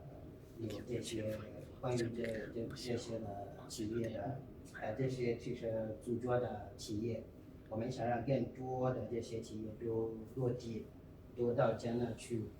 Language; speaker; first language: Chinese; non-native, fluent; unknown